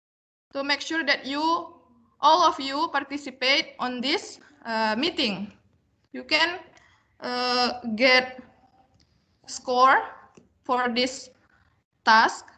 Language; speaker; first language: English; non-native, learner; Indonesian